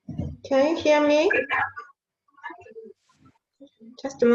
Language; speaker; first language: English; non-native, fluent; Japanese